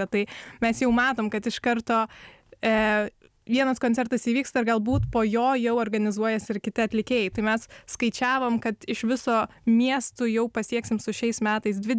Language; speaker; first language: Lithuanian; native; Lithuanian